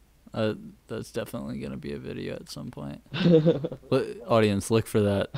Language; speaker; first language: English; native; English